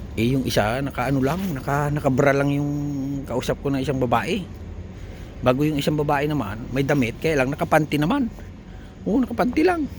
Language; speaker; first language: Filipino; native; Filipino